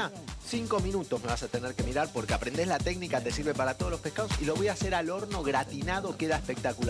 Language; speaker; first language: Spanish; native; Spanish